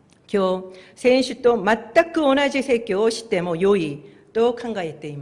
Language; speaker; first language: Japanese; non-native, fluent; Korean